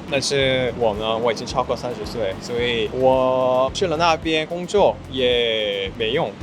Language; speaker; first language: Chinese; non-native, fluent; Korean